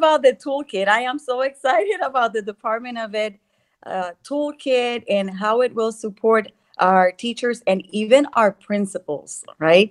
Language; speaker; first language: English; non-native, fluent; Spanish